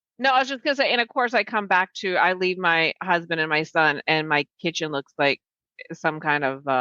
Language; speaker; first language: English; native; English